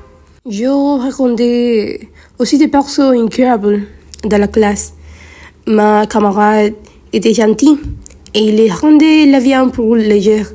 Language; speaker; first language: French; non-native, learner; Spanish